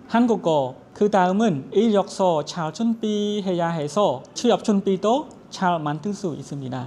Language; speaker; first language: Korean; non-native, learner; Khmer